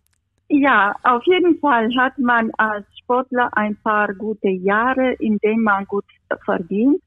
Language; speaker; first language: German; non-native, fluent; Romanian